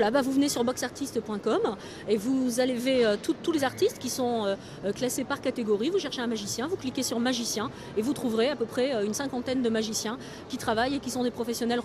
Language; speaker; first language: French; native; French